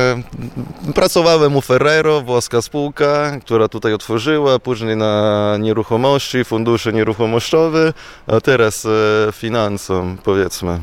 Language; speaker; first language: Polish; non-native, fluent; Italian